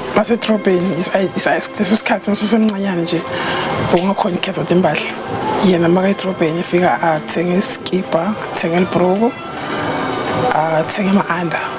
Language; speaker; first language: Zulu; non-native, local second language; Swati